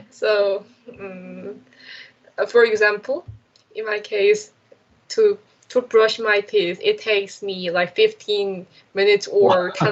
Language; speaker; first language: English; non-native, learner; Korean